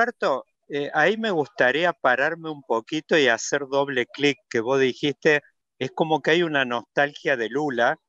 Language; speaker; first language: Spanish; native; Spanish